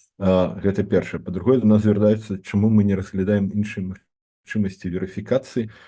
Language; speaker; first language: Belarusian; non-native, local second language; Russian